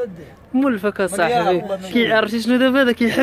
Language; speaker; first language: Arabic; native; Arabic